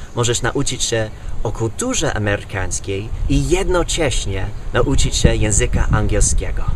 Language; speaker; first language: Polish; non-native, fluent; English